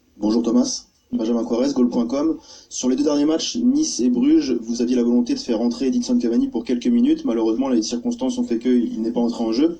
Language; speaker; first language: French; native; French